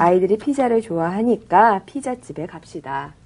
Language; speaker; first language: Korean; native; Korean